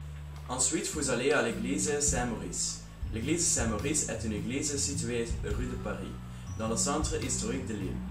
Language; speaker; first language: French; non-native, learner; Dutch